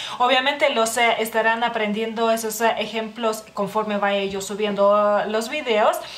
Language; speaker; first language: Spanish; non-native, fluent; Lithuanian